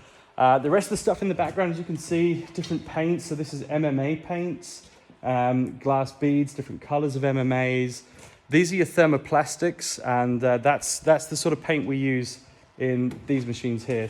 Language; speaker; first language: English; native; English